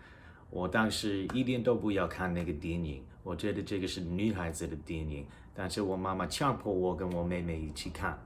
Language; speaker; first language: Chinese; non-native, fluent; English